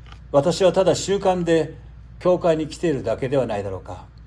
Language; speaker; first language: Japanese; native; Japanese